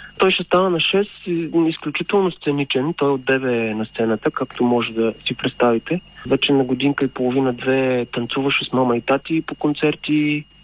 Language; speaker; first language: Bulgarian; native; Bulgarian